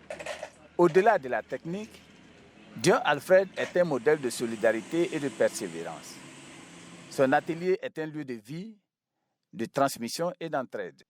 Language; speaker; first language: French; native; French